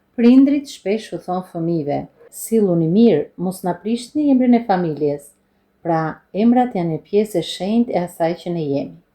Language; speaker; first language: Albanian; non-native, fluent; English